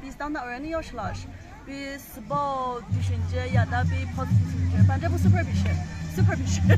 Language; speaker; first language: Turkish; non-native, learner; Chinese